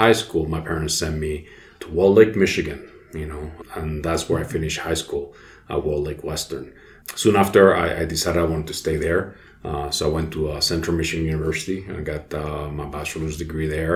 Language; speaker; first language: English; non-native, fluent; Spanish